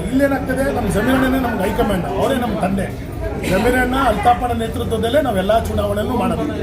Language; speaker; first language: Kannada; non-native, local second language; Tamil